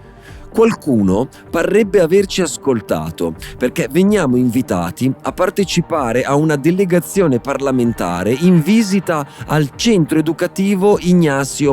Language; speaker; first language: Italian; native; Italian